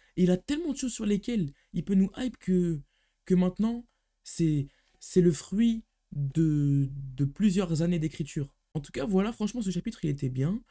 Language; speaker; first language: French; native; French